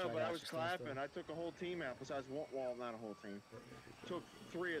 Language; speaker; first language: English; native; English